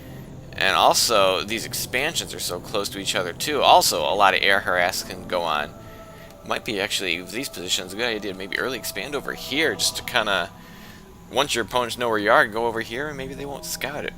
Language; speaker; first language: English; native; English